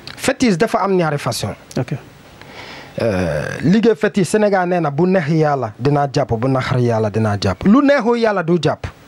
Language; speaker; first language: Wolof; non-native, learner; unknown